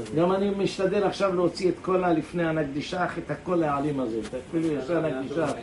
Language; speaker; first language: Hebrew; native; Hebrew